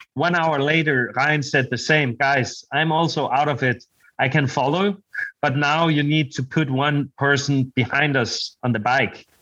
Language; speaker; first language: English; non-native, fluent; Danish